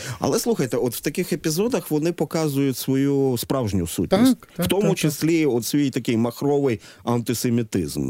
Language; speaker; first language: Ukrainian; native; Ukrainian